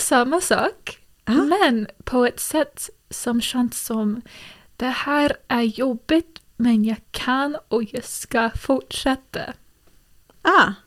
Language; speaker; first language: Swedish; early bilingual, heritage; English